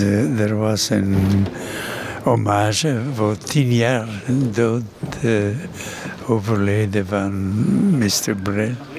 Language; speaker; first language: Dutch; non-native, local second language; French